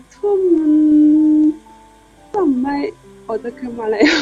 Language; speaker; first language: Korean; non-native, learner; Chinese